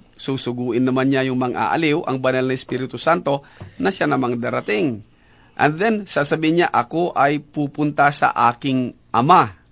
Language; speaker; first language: Filipino; native; Filipino